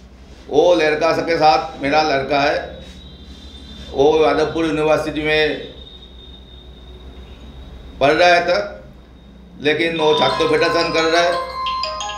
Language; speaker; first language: Hindi; non-native, local second language; Bangla